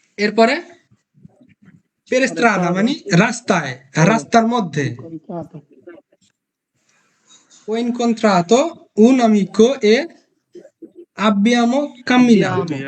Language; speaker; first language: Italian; non-native, fluent; Bangla